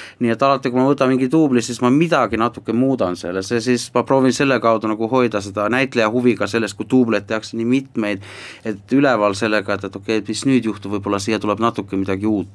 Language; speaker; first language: Estonian; non-native, local second language; Finnish